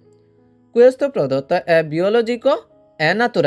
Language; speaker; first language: Italian; non-native, fluent; Bangla